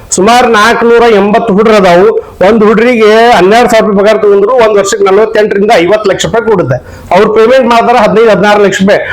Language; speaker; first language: Kannada; non-native, local second language; Urdu